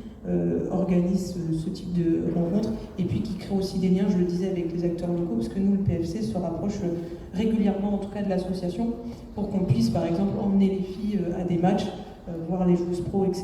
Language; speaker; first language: French; native; French